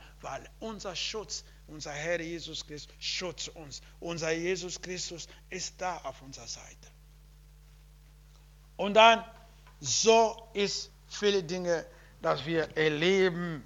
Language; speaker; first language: German; non-native, learner; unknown